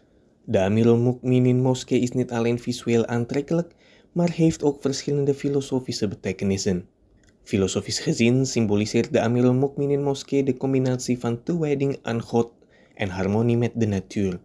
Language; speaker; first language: Dutch; non-native, fluent; Indonesian